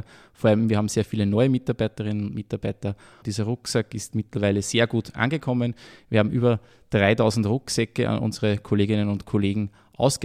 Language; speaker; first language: German; native; German